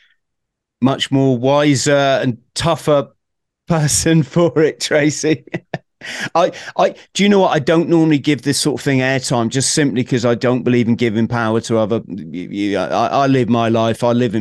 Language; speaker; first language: English; native; English